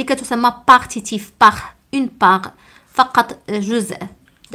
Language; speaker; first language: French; non-native, local second language; Arabic